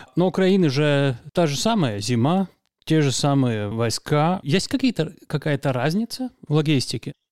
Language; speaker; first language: Russian; non-native, local second language; Latvian